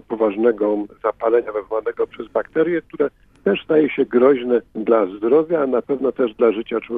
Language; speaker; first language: Polish; native; Polish